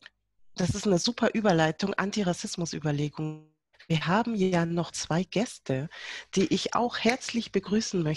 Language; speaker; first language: German; native; German